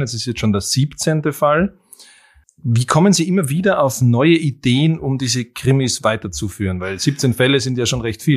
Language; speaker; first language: German; native; German